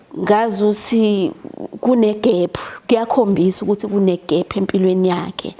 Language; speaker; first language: Zulu; native; Zulu